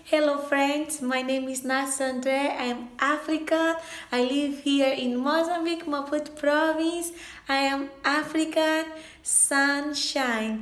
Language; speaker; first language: English; non-native, learner; Portuguese